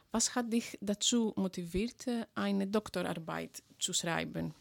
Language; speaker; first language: German; non-native, fluent; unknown